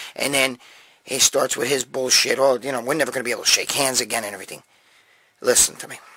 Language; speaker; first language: English; native; English